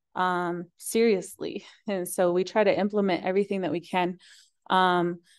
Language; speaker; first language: English; native; English